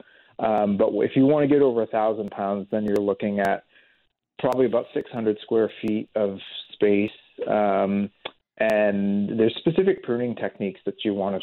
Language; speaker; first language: English; native; English